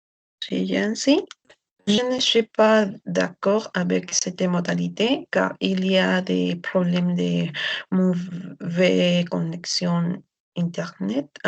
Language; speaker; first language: French; non-native, learner; Spanish